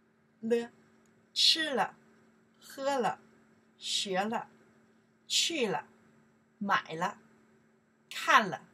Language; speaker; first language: Chinese; non-native, learner; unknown